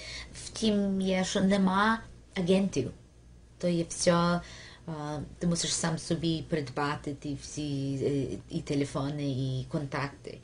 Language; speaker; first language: Ukrainian; early bilingual, heritage; Ukrainian